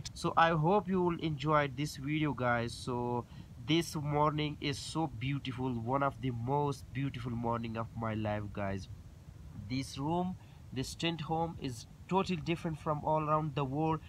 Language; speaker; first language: English; non-native, local second language; Urdu